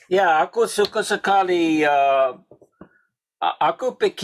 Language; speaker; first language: Indonesian; non-native, learner; English